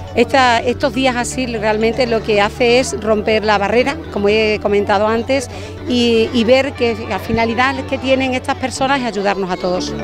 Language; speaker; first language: Spanish; native; Spanish